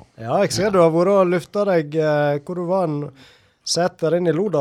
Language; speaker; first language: Norwegian; native; Norwegian